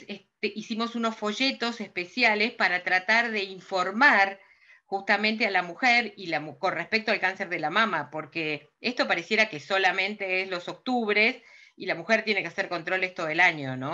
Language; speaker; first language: Spanish; native; Spanish